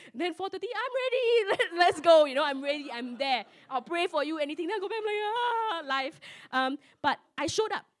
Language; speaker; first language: English; non-native, local second language; Min Nan Chinese